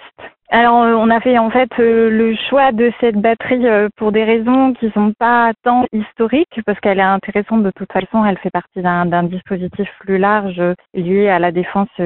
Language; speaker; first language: French; native; French